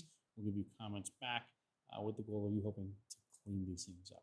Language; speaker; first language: English; native; English